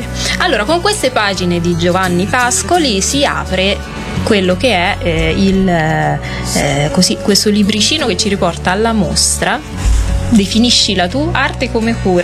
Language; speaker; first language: Italian; native; Italian